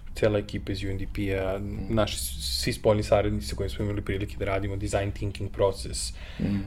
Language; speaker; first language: Serbian; native; Serbian